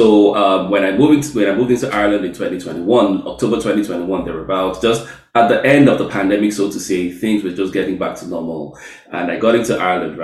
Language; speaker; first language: English; non-native, local second language; Yoruba